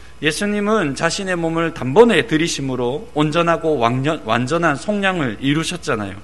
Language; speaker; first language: Korean; native; Korean